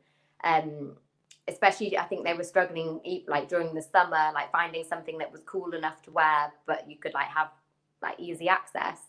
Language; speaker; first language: English; native; English